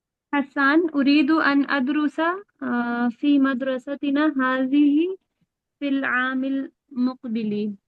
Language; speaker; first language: Arabic; non-native, learner; Urdu